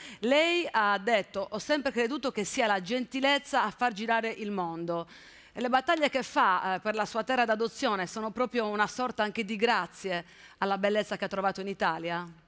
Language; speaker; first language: Italian; native; Italian